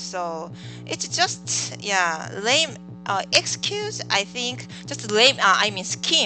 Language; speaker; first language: English; non-native, learner; Korean